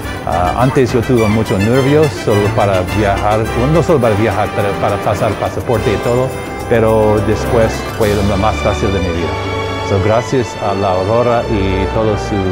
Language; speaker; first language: Spanish; non-native, learner; English